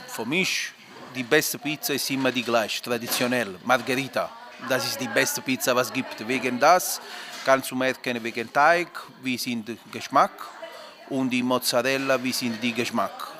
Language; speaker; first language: German; non-native, learner; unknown